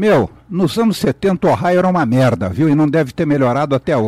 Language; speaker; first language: Portuguese; native; Portuguese